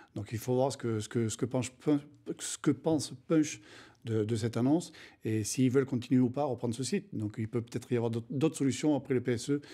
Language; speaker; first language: French; native; French